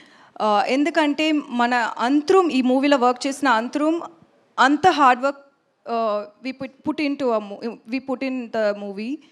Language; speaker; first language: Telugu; non-native, learner; Tamil